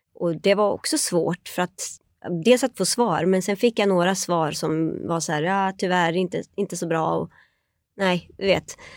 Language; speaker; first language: Swedish; early bilingual, other home language; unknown